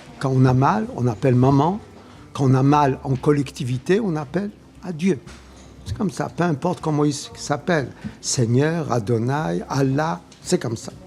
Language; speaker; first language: French; non-native, fluent; Polish